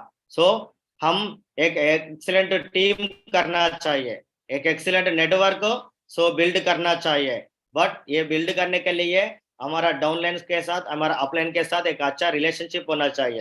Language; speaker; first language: Hindi; non-native, local second language; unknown